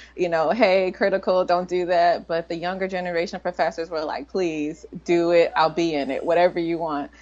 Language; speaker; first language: English; native; English